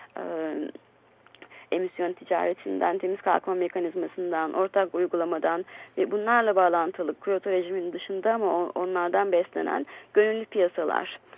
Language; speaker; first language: Turkish; native; Turkish